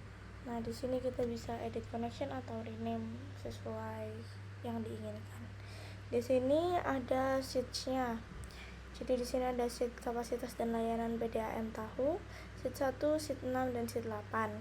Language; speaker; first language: Indonesian; native; Indonesian